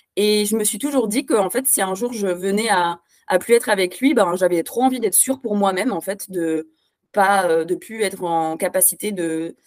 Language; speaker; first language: French; native; French